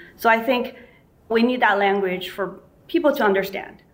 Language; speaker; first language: English; non-native, fluent; Chinese